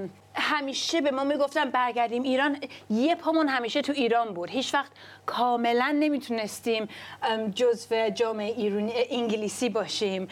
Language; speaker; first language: Persian; early bilingual, other home language; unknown